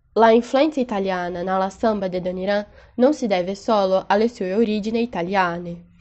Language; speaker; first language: Italian; non-native, learner; Portuguese